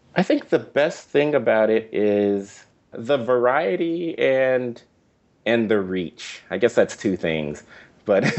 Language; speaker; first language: English; native; English